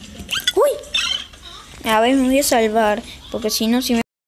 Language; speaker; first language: Spanish; native; Spanish